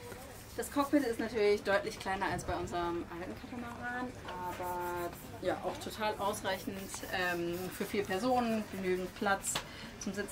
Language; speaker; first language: German; native; German